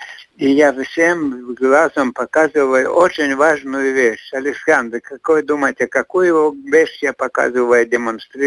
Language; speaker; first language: Russian; non-native, fluent; Latvian